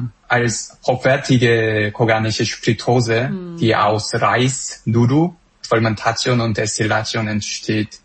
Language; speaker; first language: German; non-native, fluent; Korean